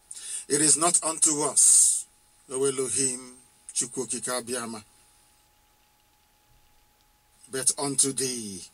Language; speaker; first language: English; non-native, local second language; Igbo